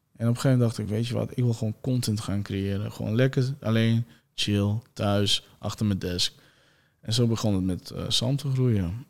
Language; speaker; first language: Dutch; early bilingual, other home language; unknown